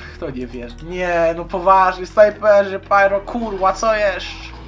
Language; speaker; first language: Polish; native; Polish